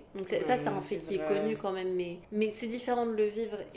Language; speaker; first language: French; native; French